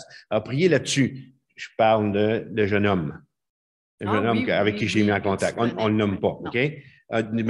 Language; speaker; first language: French; native; French